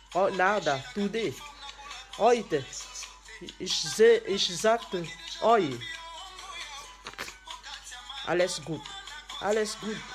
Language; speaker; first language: German; non-native, learner; French